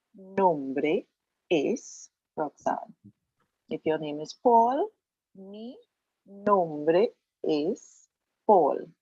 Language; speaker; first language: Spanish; non-native, fluent; English